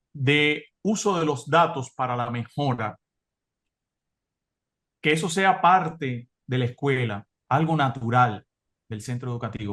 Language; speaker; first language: Spanish; native; Spanish